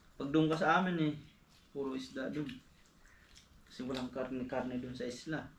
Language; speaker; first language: Filipino; non-native, local second language; Bikol